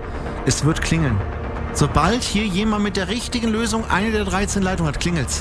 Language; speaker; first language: German; native; German